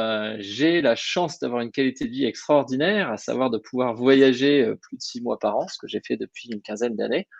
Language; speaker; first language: French; native; French